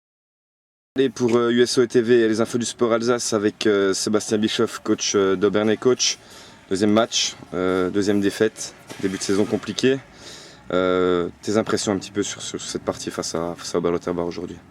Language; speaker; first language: French; native; French